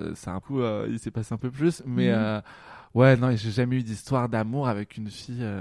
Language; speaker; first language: French; native; French